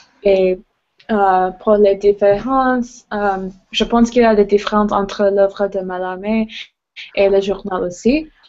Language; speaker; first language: French; non-native, learner; English